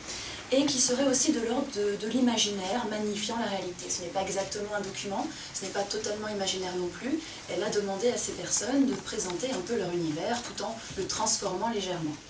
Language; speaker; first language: French; native; French